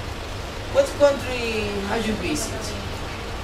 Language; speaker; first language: English; non-native, learner; Spanish